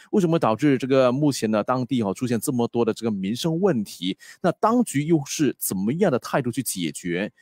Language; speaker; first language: Chinese; native; Chinese